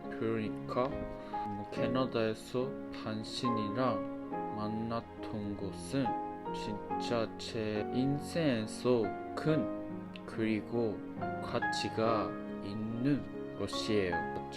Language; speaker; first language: Korean; non-native, fluent; Japanese